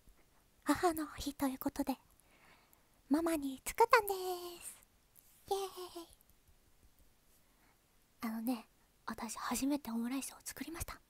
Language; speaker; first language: Japanese; native; Japanese